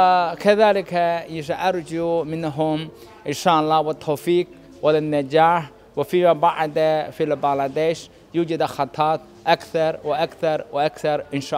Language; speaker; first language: Arabic; non-native, fluent; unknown